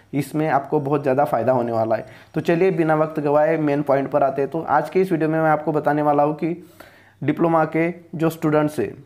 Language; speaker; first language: Hindi; non-native, local second language; Marathi